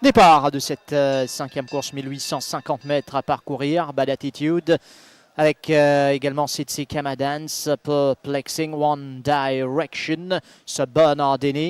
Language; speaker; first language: French; non-native, local second language; Morisyen